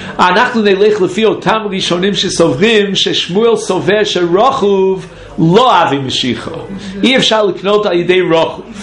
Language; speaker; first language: Hebrew; native; Hebrew